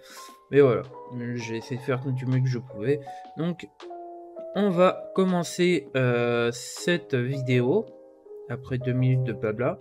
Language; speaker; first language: French; native; French